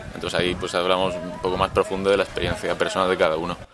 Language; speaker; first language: Spanish; native; Spanish